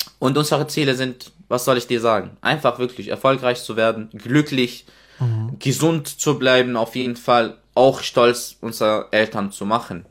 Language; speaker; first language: German; non-native, fluent; Arabic